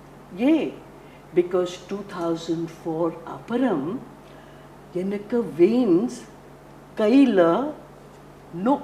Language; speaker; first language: Tamil; non-native, learner; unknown